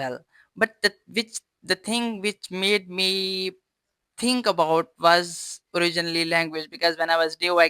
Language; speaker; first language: English; non-native, fluent; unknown